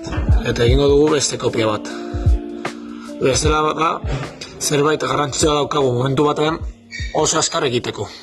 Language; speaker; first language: Basque; non-native, local second language; Spanish